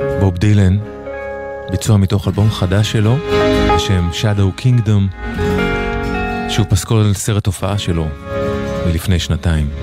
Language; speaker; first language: Hebrew; native; Hebrew